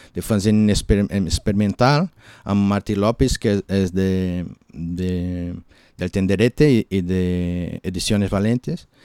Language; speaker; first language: Catalan; non-native, learner; Portuguese